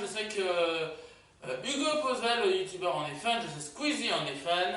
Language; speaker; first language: French; native; French